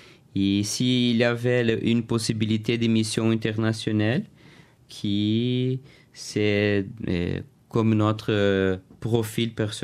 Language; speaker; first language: French; non-native, learner; Portuguese